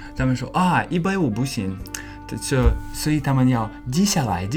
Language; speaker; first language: Chinese; non-native, learner; English